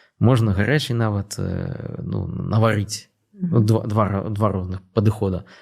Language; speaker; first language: Belarusian; non-native, local second language; Russian